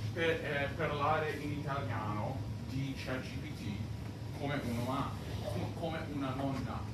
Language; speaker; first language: Italian; non-native, learner; English